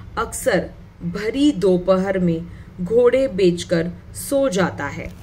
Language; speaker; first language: Hindi; non-native, local second language; Marathi